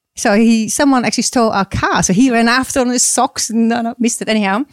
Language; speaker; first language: English; non-native, fluent; Dutch